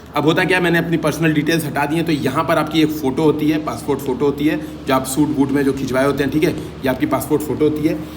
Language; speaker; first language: Hindi; native; Hindi